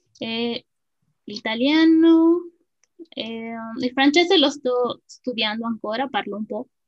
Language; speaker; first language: Italian; non-native, learner; Spanish